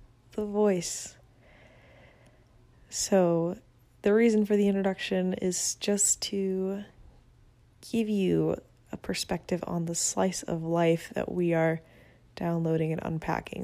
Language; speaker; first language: English; non-native, fluent; Spanish